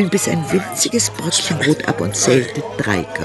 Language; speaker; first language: German; native; German